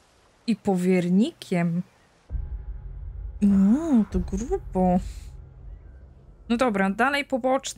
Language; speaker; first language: Polish; native; Polish